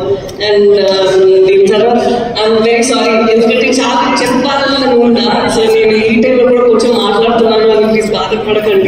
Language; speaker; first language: Telugu; non-native, local second language; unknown